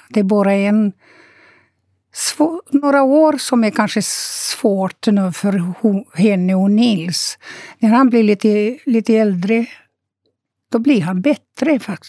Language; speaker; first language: Swedish; non-native, fluent; Romanian